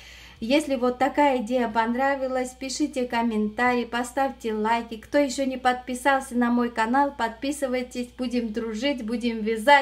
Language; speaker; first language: Russian; non-native, fluent; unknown